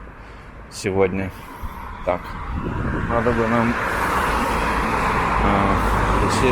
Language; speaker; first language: Russian; native; Russian